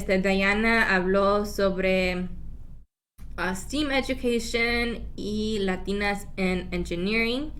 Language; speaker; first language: Spanish; early bilingual, heritage; Spanish